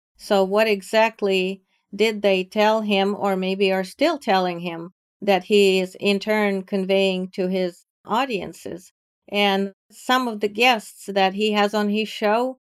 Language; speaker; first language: English; non-native, fluent; Ukrainian